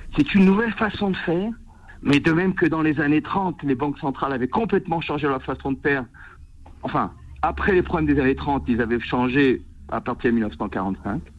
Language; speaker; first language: French; native; French